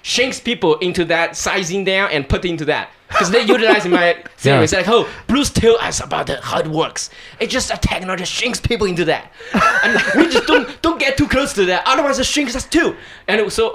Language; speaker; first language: English; non-native, fluent; Chinese